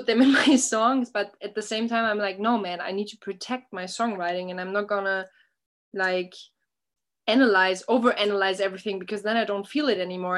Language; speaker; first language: English; non-native, fluent; German